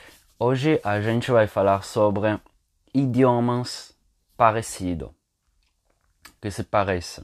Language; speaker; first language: Portuguese; non-native, fluent; Italian